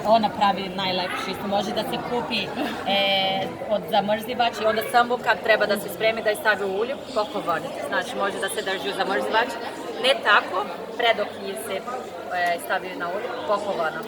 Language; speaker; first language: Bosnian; non-native, learner; Portuguese